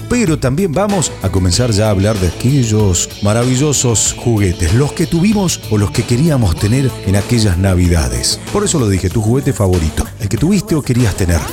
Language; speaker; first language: Spanish; native; Spanish